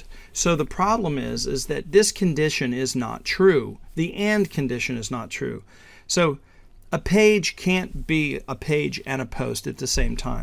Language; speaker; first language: English; native; English